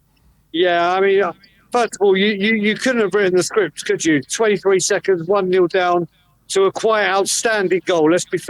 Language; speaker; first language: English; native; English